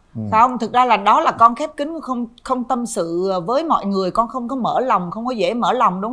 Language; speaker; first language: Vietnamese; native; Vietnamese